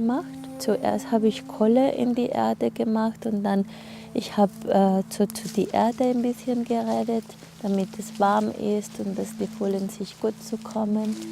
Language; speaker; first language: German; non-native, learner; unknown